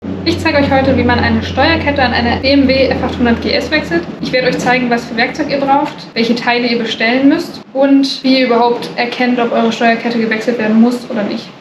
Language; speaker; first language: German; native; German